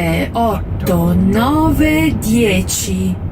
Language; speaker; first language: Italian; non-native, learner; English